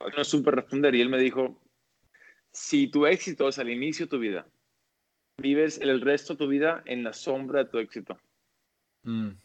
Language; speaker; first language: Spanish; early bilingual, other home language; English